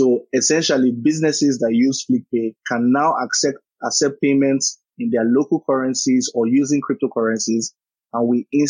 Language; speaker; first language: English; non-native, local second language; Yoruba